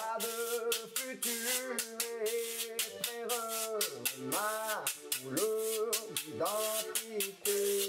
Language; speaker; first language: French; non-native, fluent; Spanish